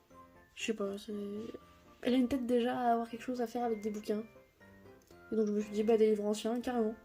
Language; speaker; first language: French; native; French